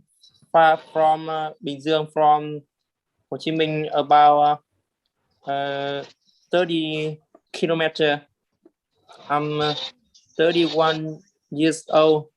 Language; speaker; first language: English; non-native, learner; Vietnamese